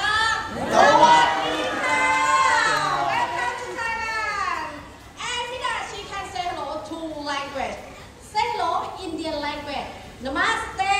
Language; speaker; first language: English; non-native, learner; Thai